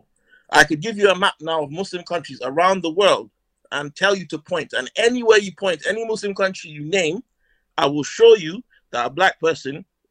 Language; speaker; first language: English; non-native, local second language; Hausa